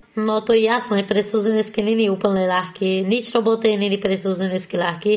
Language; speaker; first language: Slovak; non-native, learner; Persian